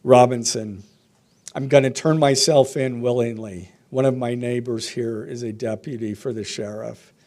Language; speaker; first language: English; native; English